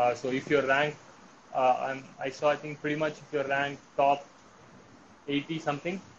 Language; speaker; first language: English; non-native, local second language; Tamil